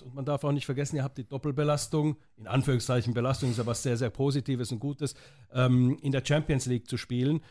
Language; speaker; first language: German; native; German